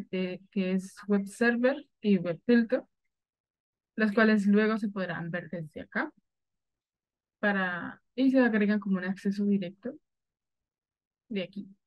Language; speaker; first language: Spanish; native; Spanish